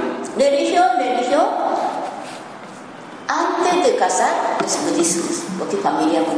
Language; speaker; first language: Spanish; non-native, learner; Japanese